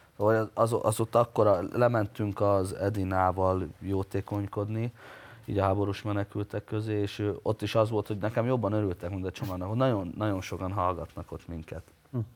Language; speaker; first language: Hungarian; native; Hungarian